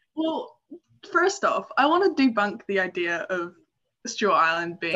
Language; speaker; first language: English; native; English